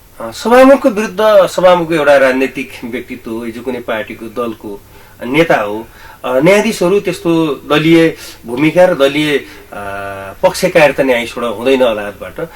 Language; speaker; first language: Nepali; native; Nepali